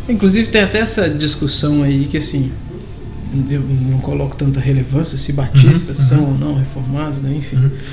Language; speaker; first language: Portuguese; native; Portuguese